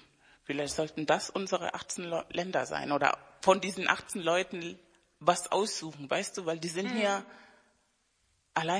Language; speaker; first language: German; non-native, fluent; Spanish